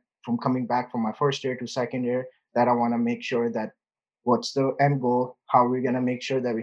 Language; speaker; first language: English; non-native, local second language; Urdu